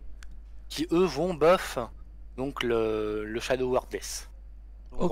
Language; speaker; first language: French; native; French